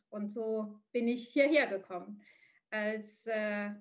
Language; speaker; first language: German; early bilingual, other home language; Arabic